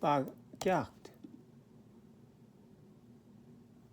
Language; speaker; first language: French; non-native, learner; Korean